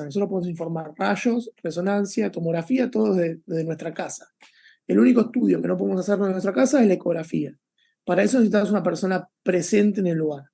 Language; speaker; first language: Spanish; native; Spanish